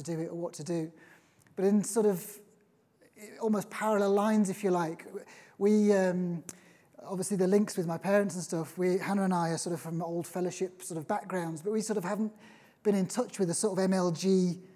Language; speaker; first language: English; native; English